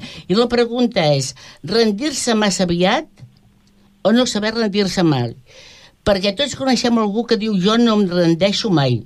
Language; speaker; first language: Catalan; native; Catalan